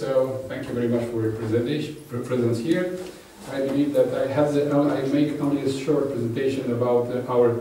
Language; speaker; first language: English; non-native, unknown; Romanian